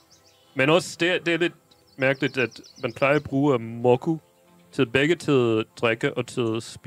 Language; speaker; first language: Danish; non-native, fluent; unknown